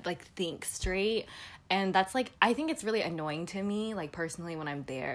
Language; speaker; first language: English; native; English